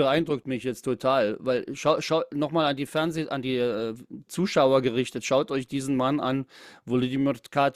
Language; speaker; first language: German; native; German